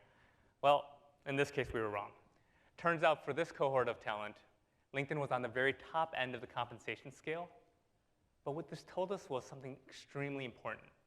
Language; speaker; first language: English; native; English